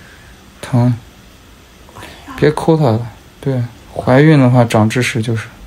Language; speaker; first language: Chinese; native; Chinese